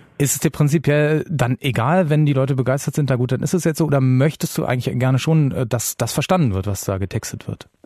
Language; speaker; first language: German; native; German